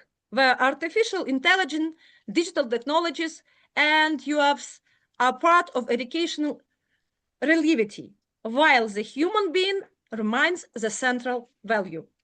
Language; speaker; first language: English; non-native, learner; Ukrainian